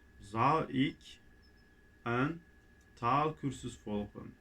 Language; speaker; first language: Dutch; non-native, fluent; Turkish